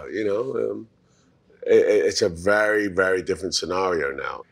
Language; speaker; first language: English; native; English